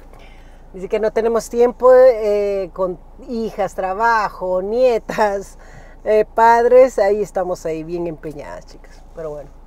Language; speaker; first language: Spanish; native; Spanish